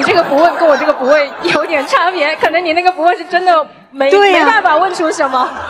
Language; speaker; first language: Chinese; native; Chinese